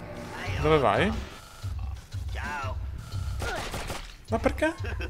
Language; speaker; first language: Italian; native; Italian